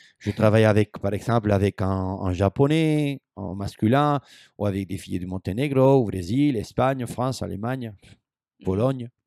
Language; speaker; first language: French; non-native, fluent; Spanish